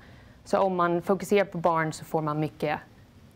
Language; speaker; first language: Swedish; non-native, fluent; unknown